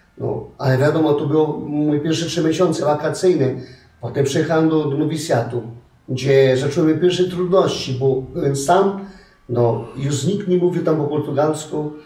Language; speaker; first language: Polish; non-native, fluent; Portuguese